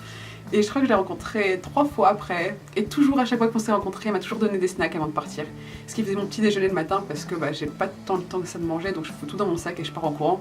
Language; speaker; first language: French; native; French